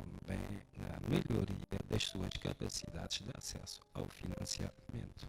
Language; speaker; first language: Portuguese; non-native, fluent; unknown